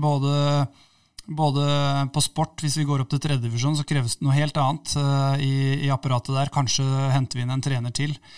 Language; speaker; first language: Norwegian; native; Norwegian